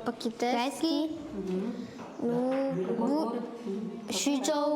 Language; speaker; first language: Russian; non-native, learner; Chinese